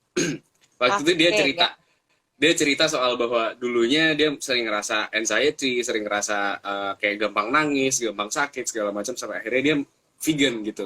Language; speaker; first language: Indonesian; native; Indonesian